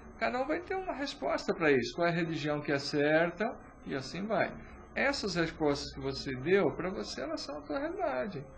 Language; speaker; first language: Portuguese; native; Portuguese